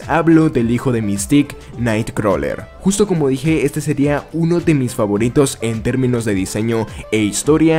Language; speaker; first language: Spanish; native; Spanish